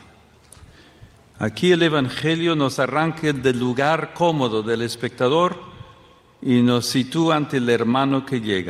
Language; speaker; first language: Spanish; non-native, fluent; English